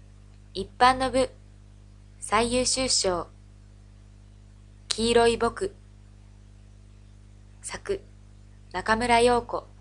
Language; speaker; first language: Japanese; native; Japanese